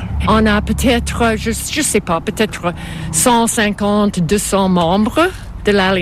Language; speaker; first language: French; non-native, fluent; English